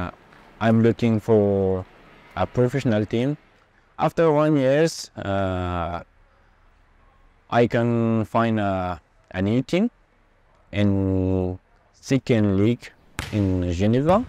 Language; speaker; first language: English; non-native, learner; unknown